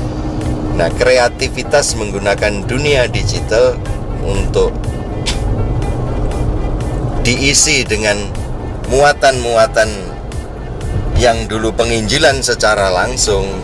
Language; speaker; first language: Indonesian; native; Indonesian